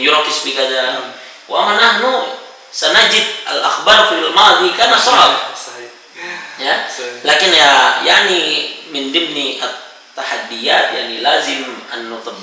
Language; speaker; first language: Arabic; non-native, fluent; Indonesian